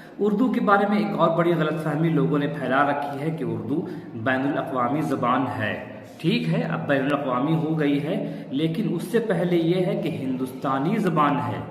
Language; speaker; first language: Urdu; native; Urdu